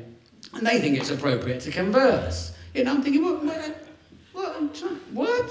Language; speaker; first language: English; native; English